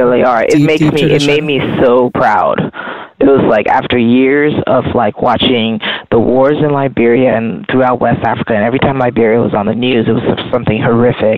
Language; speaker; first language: English; native; English